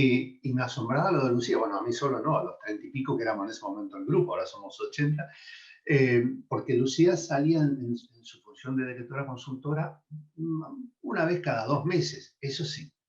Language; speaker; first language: Spanish; native; Spanish